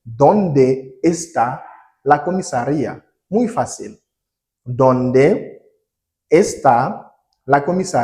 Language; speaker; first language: Spanish; non-native, learner; Haitian Creole